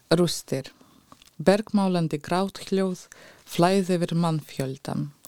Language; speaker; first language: Icelandic; native; Icelandic